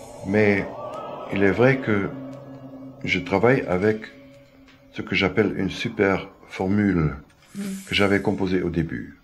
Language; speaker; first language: French; non-native, fluent; German